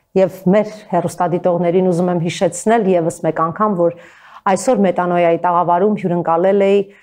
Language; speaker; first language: Armenian; native; Armenian